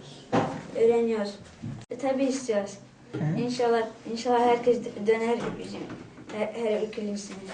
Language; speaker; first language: Turkish; non-native, learner; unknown